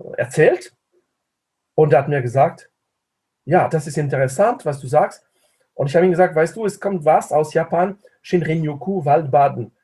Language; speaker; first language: German; non-native, fluent; French